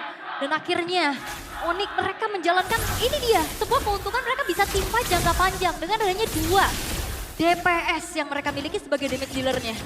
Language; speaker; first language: Indonesian; native; Indonesian